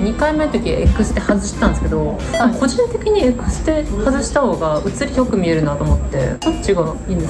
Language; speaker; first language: Japanese; native; Japanese